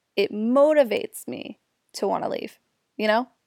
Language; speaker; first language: English; native; English